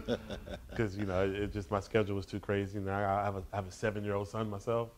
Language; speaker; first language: English; native; English